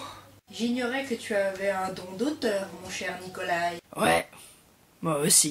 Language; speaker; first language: French; native; French